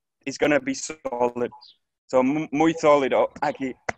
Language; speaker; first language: Spanish; non-native, learner; English